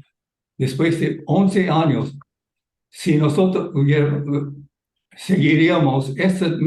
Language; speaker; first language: Spanish; non-native, fluent; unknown